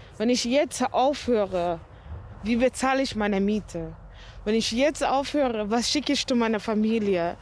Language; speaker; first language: German; non-native, fluent; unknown